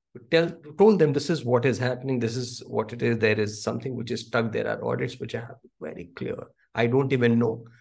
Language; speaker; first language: English; non-native, local second language; Hindi